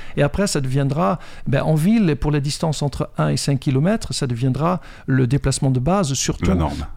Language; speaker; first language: French; non-native, fluent; Dutch